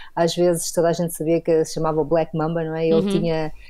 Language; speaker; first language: Portuguese; native; Portuguese